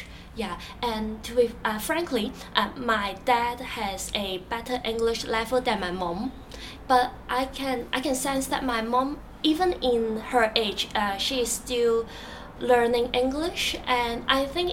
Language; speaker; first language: English; non-native, local second language; Cantonese